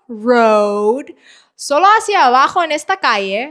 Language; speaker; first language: Spanish; non-native, fluent; English